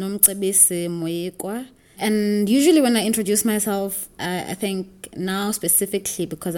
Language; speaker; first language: English; non-native, local second language; Xhosa